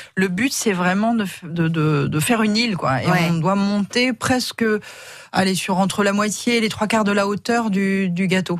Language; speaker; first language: French; native; French